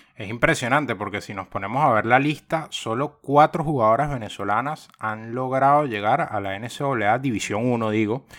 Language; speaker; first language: Spanish; native; Spanish